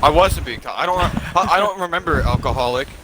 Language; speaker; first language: English; native; English